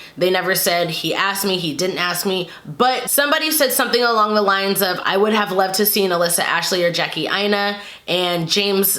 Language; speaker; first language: English; native; English